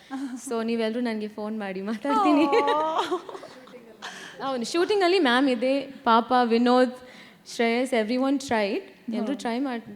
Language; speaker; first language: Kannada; non-native, learner; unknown